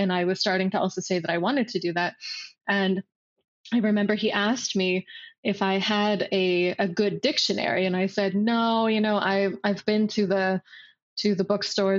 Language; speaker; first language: English; native; English